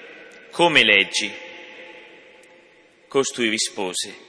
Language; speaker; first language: Italian; native; Italian